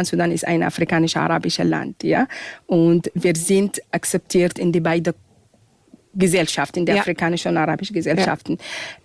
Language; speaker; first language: German; non-native, fluent; Arabic